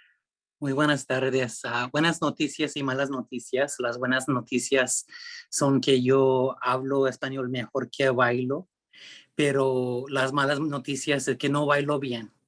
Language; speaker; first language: Spanish; early bilingual, heritage; Spanish